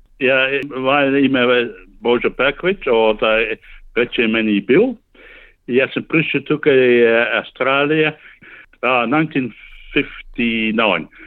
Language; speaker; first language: Slovenian; early bilingual, heritage; Slovenian